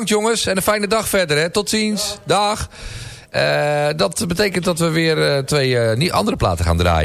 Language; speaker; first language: Dutch; native; Dutch